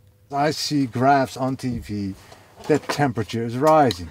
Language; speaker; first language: English; non-native, fluent; Dutch